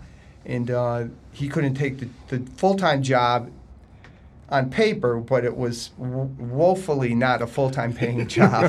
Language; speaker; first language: English; native; English